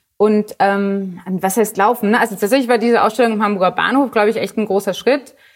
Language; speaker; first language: German; early bilingual, other home language; Polish